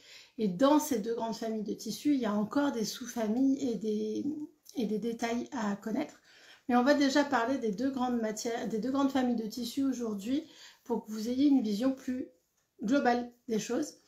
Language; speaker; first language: French; native; French